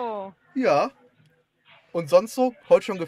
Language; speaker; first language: German; native; German